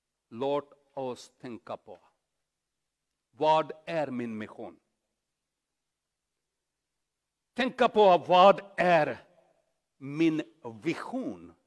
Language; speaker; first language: Swedish; non-native, learner; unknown